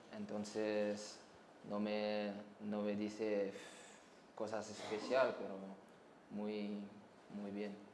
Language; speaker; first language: Spanish; non-native, learner; French